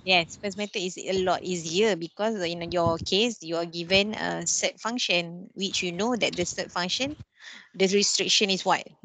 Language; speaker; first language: English; non-native, local second language; Malay